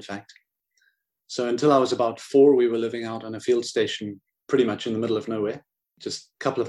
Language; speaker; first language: English; native; English